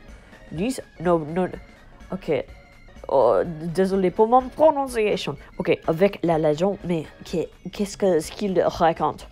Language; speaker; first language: French; non-native, learner; English